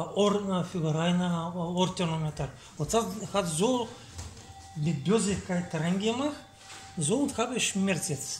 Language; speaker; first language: German; non-native, learner; Bulgarian